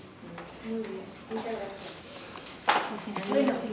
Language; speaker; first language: Spanish; non-native, fluent; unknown